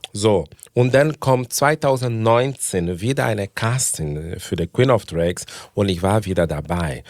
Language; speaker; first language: German; non-native, fluent; Portuguese